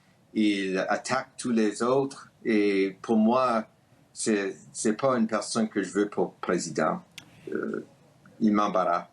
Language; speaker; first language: French; early bilingual, heritage; French